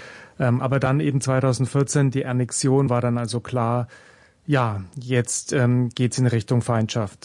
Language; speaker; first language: German; native; German